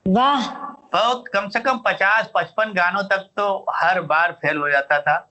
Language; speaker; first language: Hindi; native; Hindi